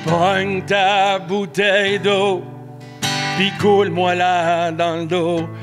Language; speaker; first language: French; native; French